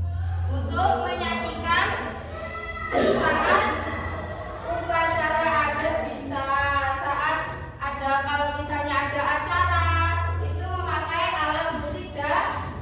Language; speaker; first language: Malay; non-native, local second language; Javanese